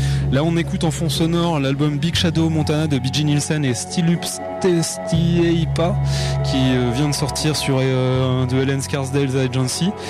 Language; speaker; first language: French; native; French